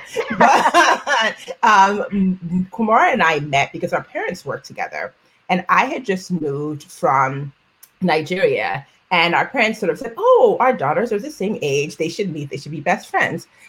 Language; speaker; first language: English; non-native, local second language; Yoruba